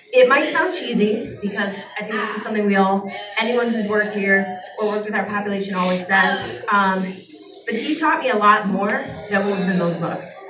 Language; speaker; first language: English; native; English